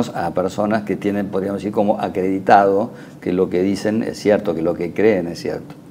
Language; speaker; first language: Spanish; native; Spanish